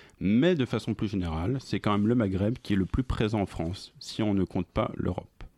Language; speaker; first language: French; native; French